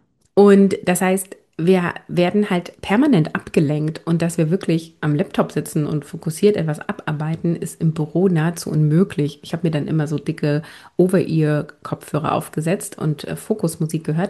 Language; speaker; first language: German; native; German